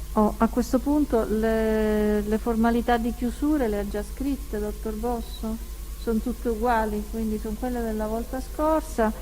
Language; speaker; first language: Italian; native; Italian